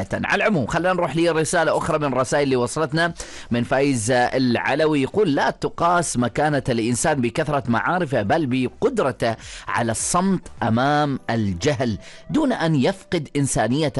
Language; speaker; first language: Arabic; native; Arabic